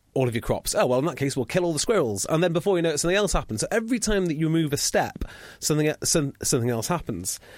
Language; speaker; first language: English; native; English